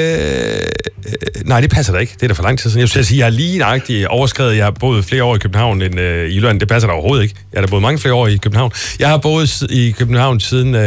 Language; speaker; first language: Danish; native; Danish